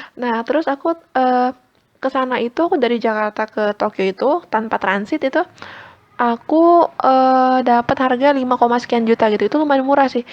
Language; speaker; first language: Indonesian; native; Indonesian